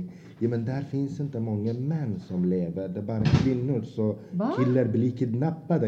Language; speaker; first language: Swedish; non-native, fluent; Azerbaijani